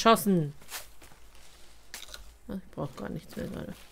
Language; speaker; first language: German; native; German